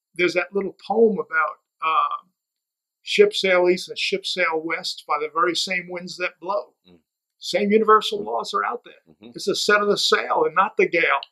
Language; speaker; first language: English; native; English